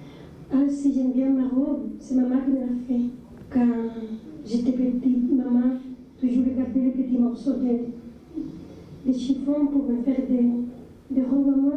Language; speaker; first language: French; non-native, fluent; Spanish